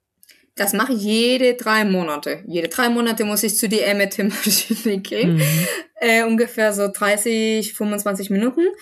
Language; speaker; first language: German; non-native, fluent; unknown